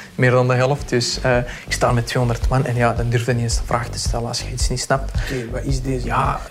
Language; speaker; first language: Dutch; early bilingual, other home language; Pashto